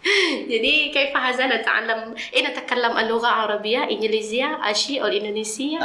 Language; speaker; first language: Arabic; non-native, learner; Indonesian